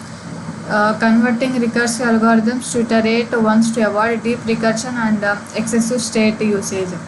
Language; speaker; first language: English; non-native, local second language; Telugu